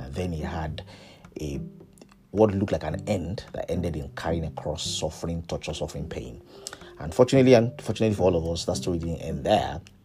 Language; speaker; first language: English; non-native, local second language; Yoruba